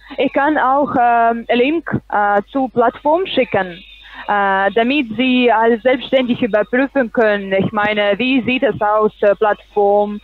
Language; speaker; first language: German; non-native, learner; Russian